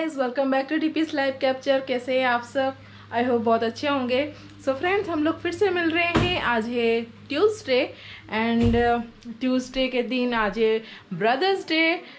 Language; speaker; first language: Hindi; non-native, local second language; Odia